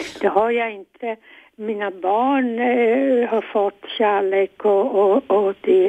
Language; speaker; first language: Swedish; non-native, fluent; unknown